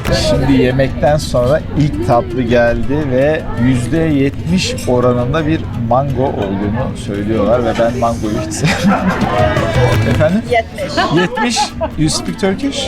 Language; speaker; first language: Turkish; native; Turkish